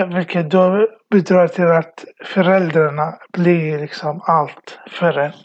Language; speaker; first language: Swedish; early bilingual, other home language; Arabic